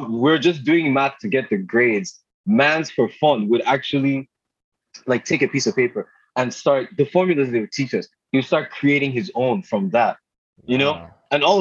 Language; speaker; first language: English; non-native, local second language; Igbo